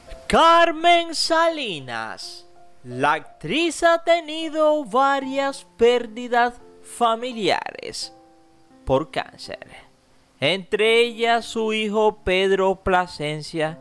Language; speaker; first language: Spanish; native; Spanish